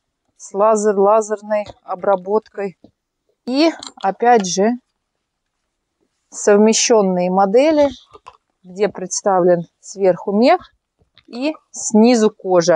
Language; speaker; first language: Russian; native; Russian